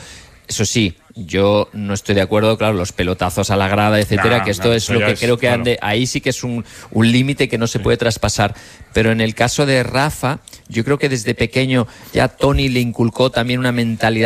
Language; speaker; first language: Spanish; native; Spanish